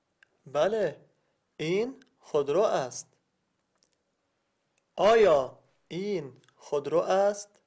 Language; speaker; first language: Persian; non-native, learner; Arabic